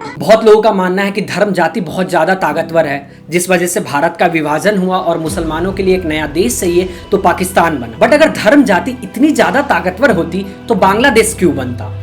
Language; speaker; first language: Hindi; native; Hindi